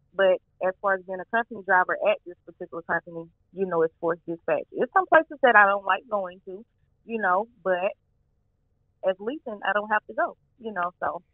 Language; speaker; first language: English; native; English